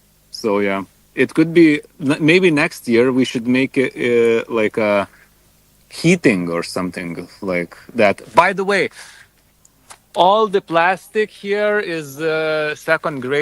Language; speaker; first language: English; non-native, fluent; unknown